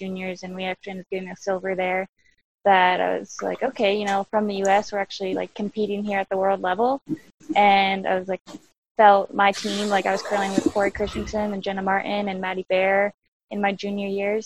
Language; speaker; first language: English; native; English